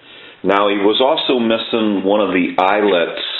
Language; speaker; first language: English; native; English